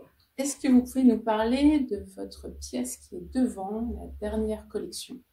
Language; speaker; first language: French; native; French